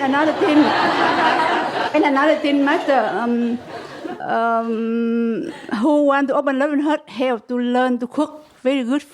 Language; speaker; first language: English; non-native, learner; Vietnamese